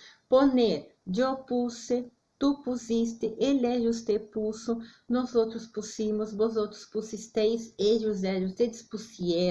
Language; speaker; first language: Spanish; non-native, fluent; Portuguese